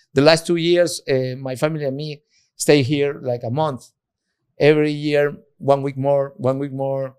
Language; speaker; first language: English; non-native, learner; Spanish